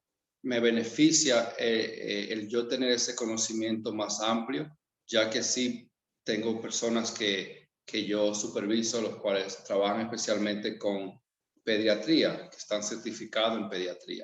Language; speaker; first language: Spanish; early bilingual, heritage; Spanish